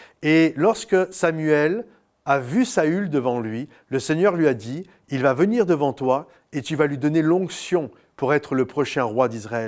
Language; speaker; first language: French; native; French